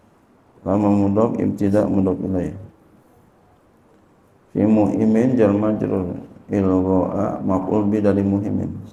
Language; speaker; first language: Arabic; non-native, fluent; Indonesian